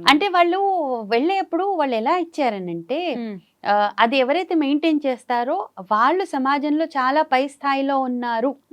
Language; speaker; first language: Telugu; native; Telugu